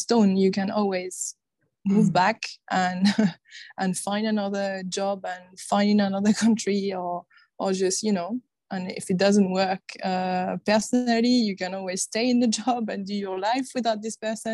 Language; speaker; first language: English; non-native, fluent; French